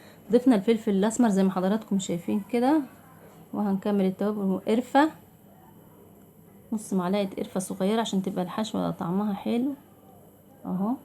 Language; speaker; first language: Arabic; native; Arabic